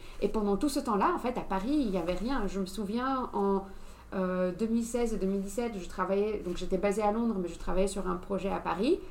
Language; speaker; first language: French; non-native, fluent; English